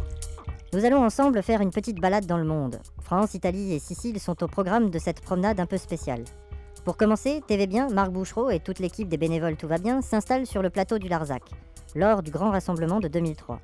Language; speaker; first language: French; native; French